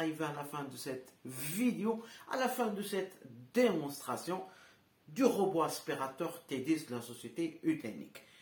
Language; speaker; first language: French; non-native, local second language; Arabic